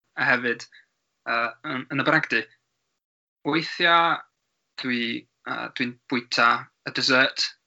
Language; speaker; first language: Welsh; non-native, learner; English